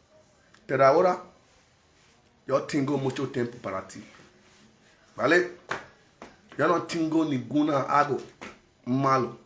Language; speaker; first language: Spanish; non-native, learner; Bini